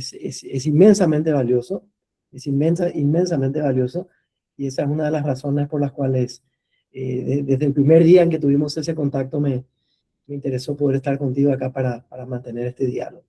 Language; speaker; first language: Spanish; native; Spanish